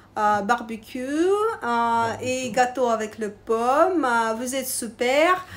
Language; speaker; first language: French; non-native, learner; Russian